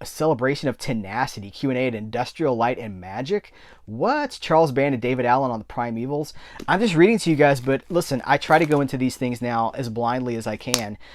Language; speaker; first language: English; native; English